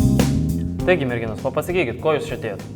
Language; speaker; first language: Lithuanian; native; Lithuanian